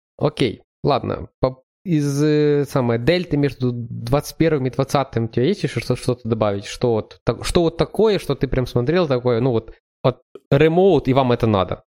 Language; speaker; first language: Russian; native; Russian